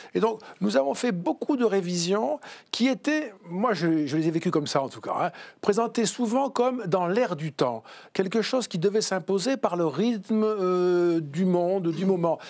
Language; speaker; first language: French; native; French